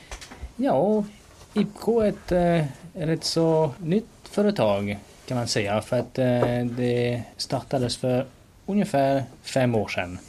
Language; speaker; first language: Swedish; non-native, fluent; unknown